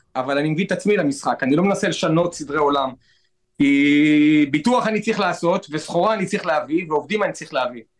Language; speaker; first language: Hebrew; native; Hebrew